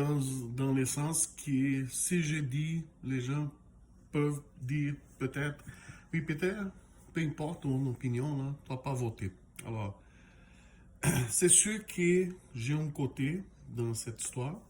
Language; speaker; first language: French; non-native, fluent; Portuguese